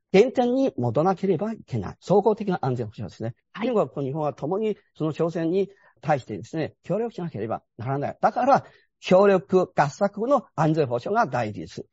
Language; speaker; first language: Japanese; non-native, fluent; Chinese